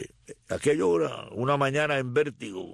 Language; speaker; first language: Spanish; native; Spanish